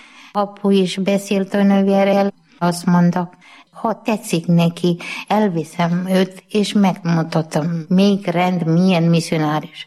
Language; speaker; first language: Hungarian; non-native, learner; Malayalam